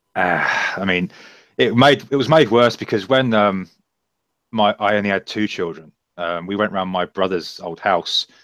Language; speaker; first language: English; native; English